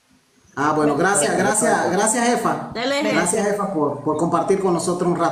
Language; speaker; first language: Spanish; non-native, local second language; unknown